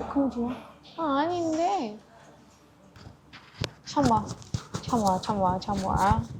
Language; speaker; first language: Korean; non-native, learner; Vietnamese